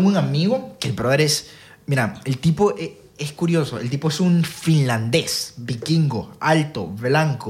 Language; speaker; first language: Spanish; native; Spanish